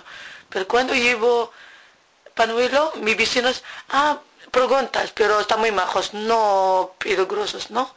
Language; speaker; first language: Spanish; non-native, learner; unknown